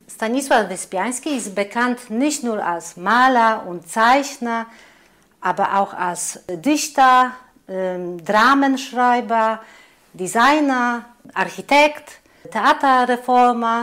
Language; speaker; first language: German; non-native, fluent; Polish